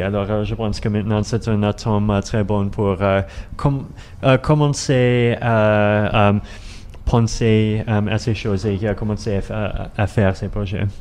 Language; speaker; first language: French; non-native, learner; Russian